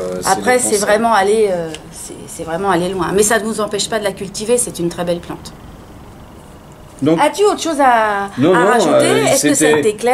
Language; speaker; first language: French; native; French